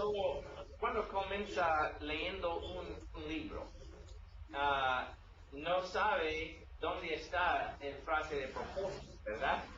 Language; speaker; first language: Spanish; non-native, learner; English